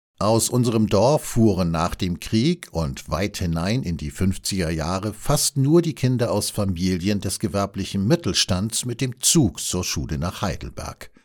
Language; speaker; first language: German; native; German